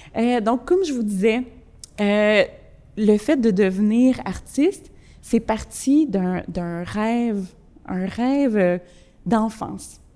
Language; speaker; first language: French; early bilingual, other home language; Spanish